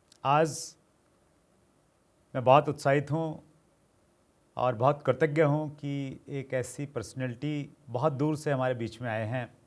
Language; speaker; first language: Hindi; native; Hindi